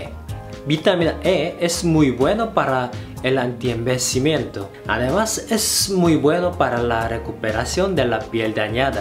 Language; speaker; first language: Spanish; non-native, fluent; Korean